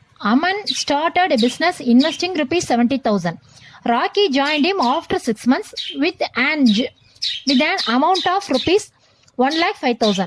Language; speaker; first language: English; non-native, local second language; Tamil